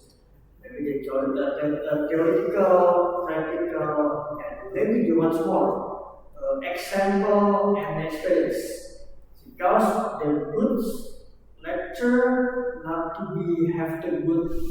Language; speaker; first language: English; non-native, learner; Indonesian